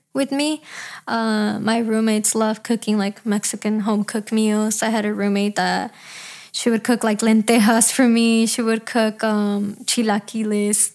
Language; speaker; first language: English; early bilingual, other home language; Spanish